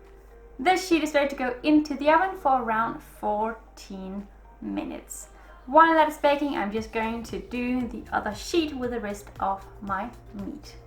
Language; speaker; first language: English; non-native, fluent; Danish